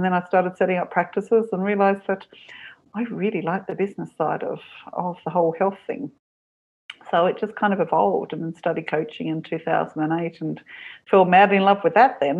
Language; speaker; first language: English; native; English